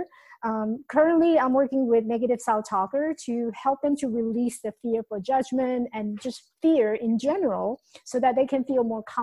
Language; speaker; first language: English; non-native, fluent; Chinese